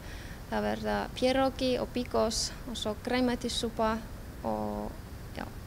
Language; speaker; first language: Icelandic; non-native, fluent; Polish